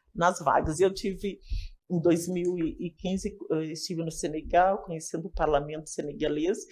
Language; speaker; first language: Portuguese; native; Portuguese